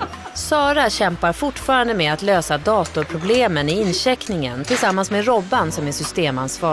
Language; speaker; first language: Swedish; native; Swedish